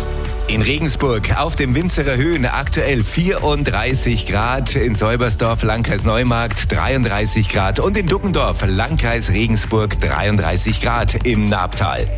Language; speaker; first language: German; native; German